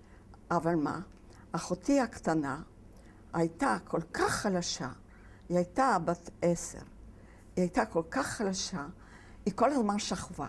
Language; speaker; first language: Hebrew; non-native, fluent; Yiddish